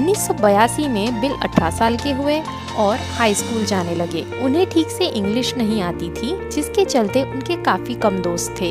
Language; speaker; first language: Hindi; native; Hindi